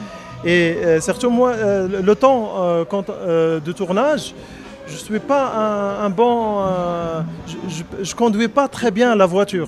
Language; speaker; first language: French; non-native, local second language; Arabic